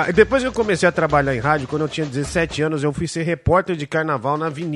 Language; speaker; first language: Portuguese; native; Portuguese